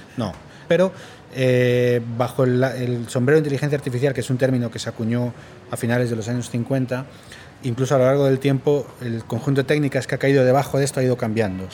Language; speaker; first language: Spanish; native; Spanish